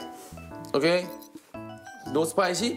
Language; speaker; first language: English; non-native, learner; Korean